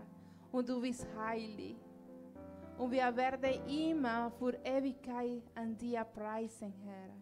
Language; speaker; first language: German; non-native, learner; Spanish